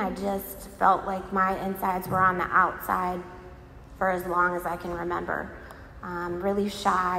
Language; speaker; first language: English; native; English